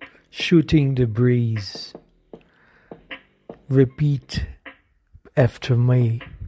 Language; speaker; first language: English; non-native, learner; Portuguese